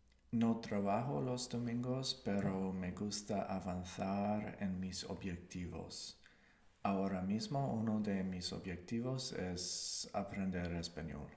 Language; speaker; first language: Spanish; non-native, learner; English